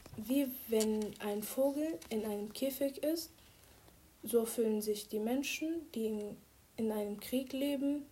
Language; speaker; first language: German; non-native, fluent; Arabic